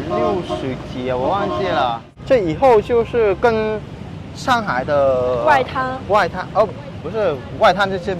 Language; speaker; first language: Chinese; non-native, fluent; Vietnamese